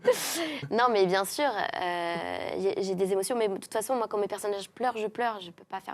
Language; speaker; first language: French; native; French